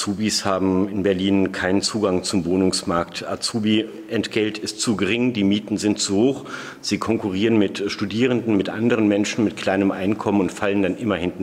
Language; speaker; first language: German; native; German